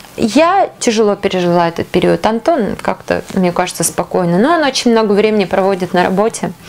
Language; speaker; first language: Russian; non-native, local second language; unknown